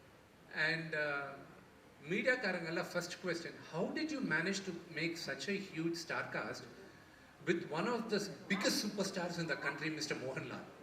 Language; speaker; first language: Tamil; non-native, local second language; Telugu